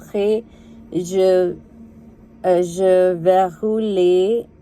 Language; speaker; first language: French; non-native, learner; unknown